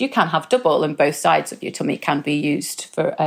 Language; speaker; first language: English; native; English